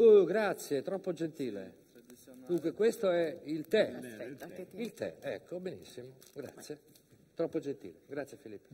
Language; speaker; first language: Italian; native; Italian